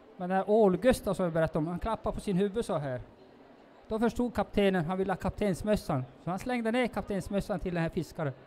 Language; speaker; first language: Swedish; non-native, local second language; Northern Sami